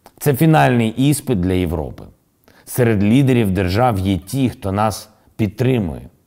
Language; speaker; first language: Ukrainian; non-native, local second language; Russian